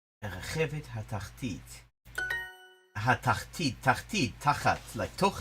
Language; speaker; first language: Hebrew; non-native, learner; English